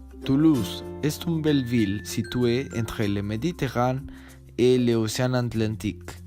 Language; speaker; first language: French; non-native, learner; Spanish